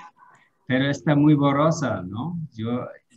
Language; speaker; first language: Spanish; non-native, fluent; German